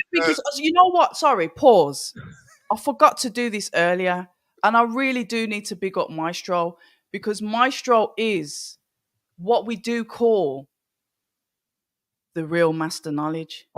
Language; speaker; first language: English; native; English